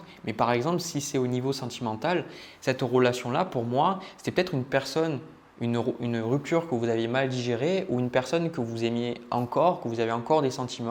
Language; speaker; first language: French; native; French